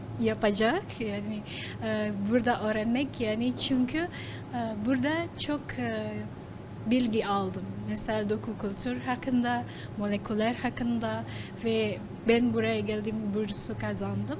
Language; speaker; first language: Turkish; non-native, learner; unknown